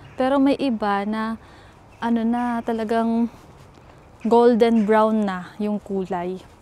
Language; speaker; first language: Filipino; native; Filipino